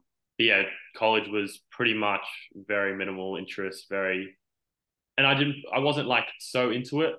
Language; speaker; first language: English; native; English